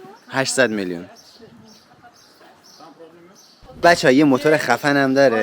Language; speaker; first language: Persian; native; Persian